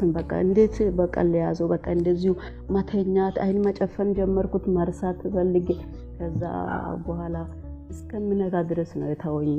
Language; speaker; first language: Amharic; non-native, local second language; Wolaytta